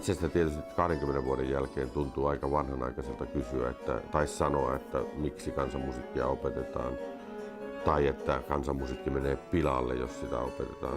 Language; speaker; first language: Finnish; native; Finnish